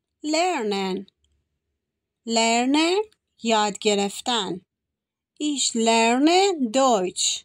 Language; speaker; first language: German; non-native, fluent; Persian